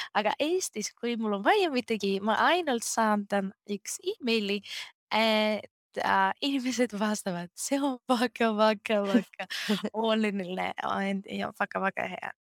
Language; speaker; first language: Estonian; non-native, learner; Greek